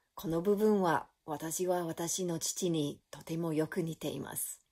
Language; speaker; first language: Japanese; non-native, learner; English